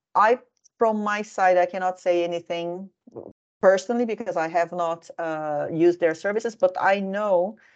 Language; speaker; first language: English; non-native, fluent; Portuguese